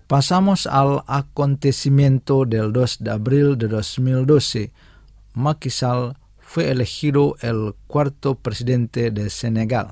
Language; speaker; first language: Spanish; non-native, fluent; Indonesian